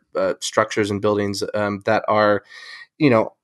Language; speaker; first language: English; native; English